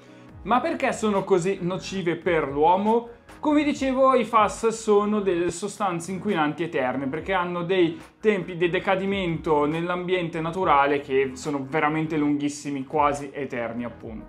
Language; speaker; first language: Italian; native; Italian